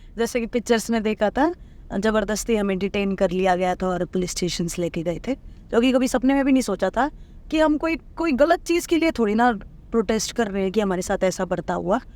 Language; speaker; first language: Hindi; native; Hindi